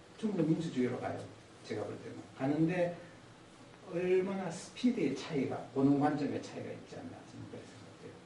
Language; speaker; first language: Korean; native; Korean